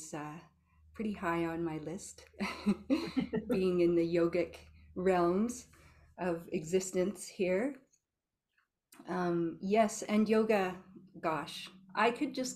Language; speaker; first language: English; native; English